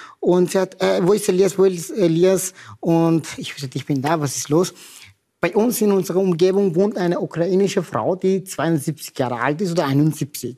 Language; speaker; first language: German; non-native, fluent; Persian